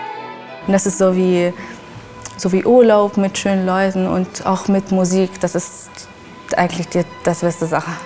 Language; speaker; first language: German; non-native, learner; Arabic